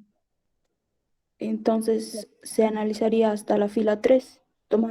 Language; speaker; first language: Spanish; native; Spanish